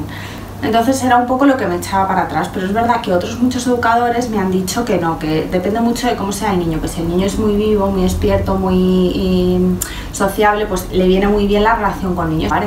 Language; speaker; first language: Spanish; native; Spanish